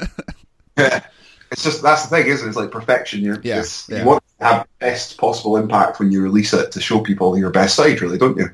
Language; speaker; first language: English; native; English